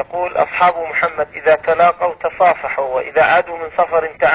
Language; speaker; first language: Arabic; native; Arabic